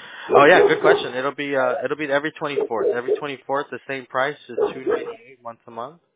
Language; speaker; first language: English; early bilingual, other home language; Spanish